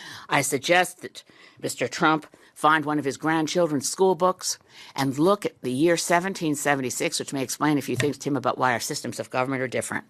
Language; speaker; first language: English; native; English